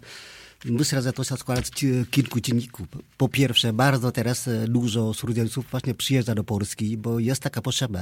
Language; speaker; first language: Polish; non-native, fluent; Vietnamese